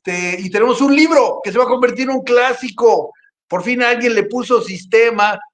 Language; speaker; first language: Spanish; native; Spanish